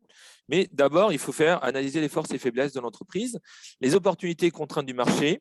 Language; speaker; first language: French; native; French